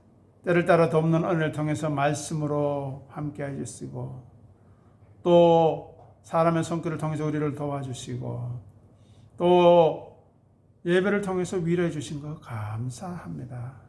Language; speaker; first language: Korean; native; Korean